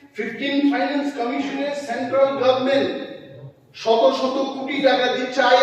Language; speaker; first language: Bangla; non-native, local second language; Kok Borok